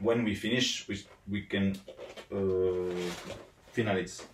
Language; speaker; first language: English; non-native, learner; Italian